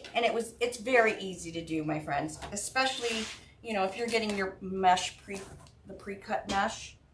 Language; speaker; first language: English; native; English